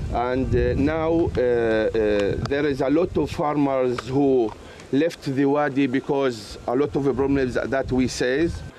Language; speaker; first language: English; non-native, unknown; Arabic